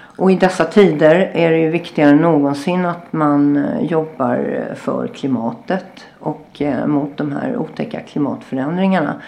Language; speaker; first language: Swedish; native; Swedish